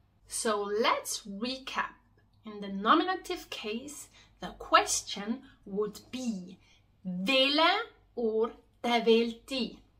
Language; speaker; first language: English; non-native, fluent; Swiss German